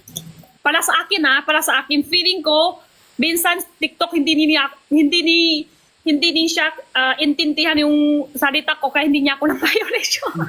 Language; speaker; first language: Filipino; non-native, learner; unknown